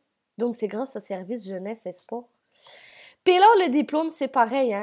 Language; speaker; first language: French; native; French